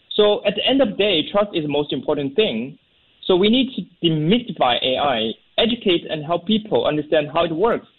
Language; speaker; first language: English; non-native, fluent; Chinese